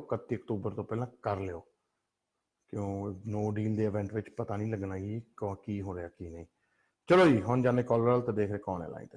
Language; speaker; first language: Punjabi; early bilingual, heritage; Punjabi